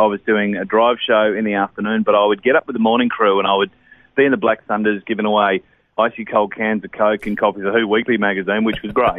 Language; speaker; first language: English; native; English